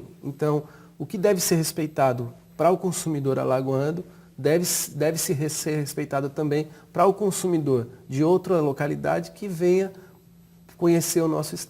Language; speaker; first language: Portuguese; native; Portuguese